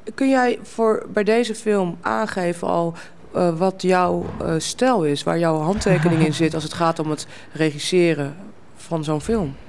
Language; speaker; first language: Dutch; native; Dutch